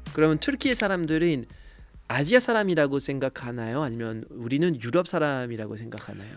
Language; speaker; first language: Korean; non-native, fluent; French